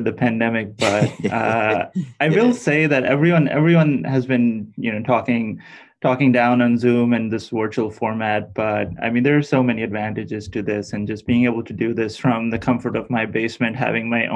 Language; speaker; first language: English; non-native, local second language; Urdu